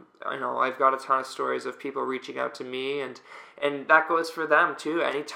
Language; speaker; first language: English; native; English